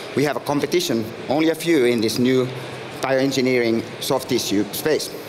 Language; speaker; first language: English; non-native, fluent; Finnish